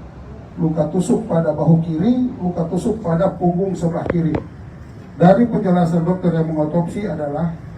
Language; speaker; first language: Indonesian; native; Indonesian